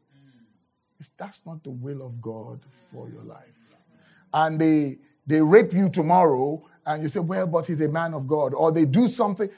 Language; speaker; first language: English; non-native, local second language; Yoruba